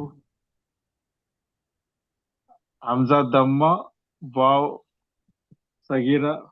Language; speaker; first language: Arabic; non-native, learner; Telugu